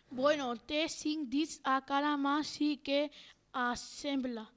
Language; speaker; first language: Catalan; non-native, local second language; Spanish